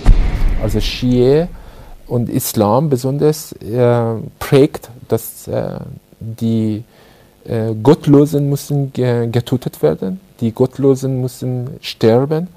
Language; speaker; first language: German; non-native, learner; Persian